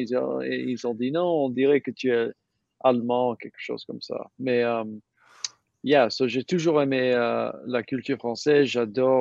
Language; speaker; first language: French; non-native, learner; English